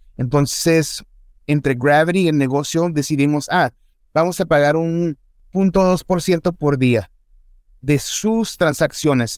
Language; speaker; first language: Spanish; early bilingual, heritage; Spanish